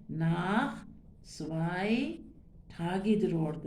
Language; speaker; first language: German; non-native, fluent; Turkish